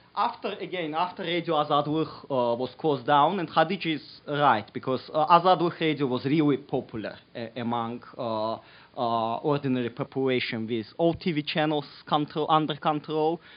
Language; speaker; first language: English; non-native, fluent; Azerbaijani